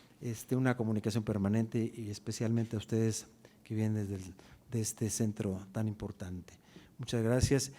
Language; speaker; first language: Spanish; native; Spanish